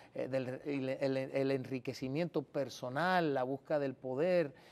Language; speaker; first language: Spanish; early bilingual, heritage; Spanish